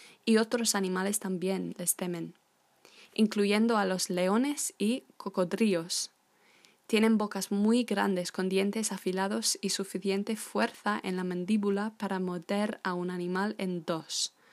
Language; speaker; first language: Spanish; non-native, fluent; English